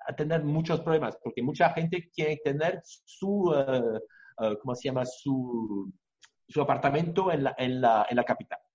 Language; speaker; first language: Spanish; non-native, fluent; French